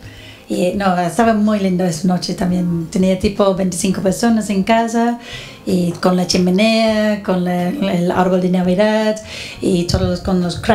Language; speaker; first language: Spanish; non-native, fluent; English